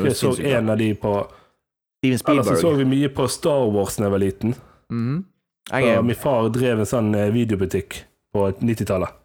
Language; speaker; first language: Norwegian; native; Norwegian